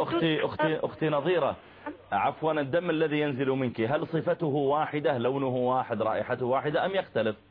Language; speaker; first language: Arabic; native; Arabic